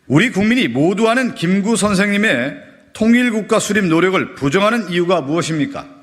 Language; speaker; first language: Korean; native; Korean